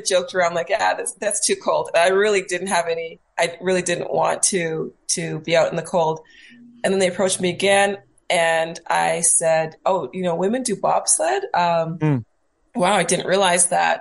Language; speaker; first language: English; native; English